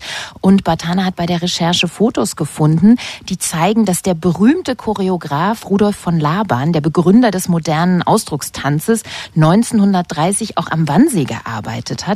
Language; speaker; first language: German; native; German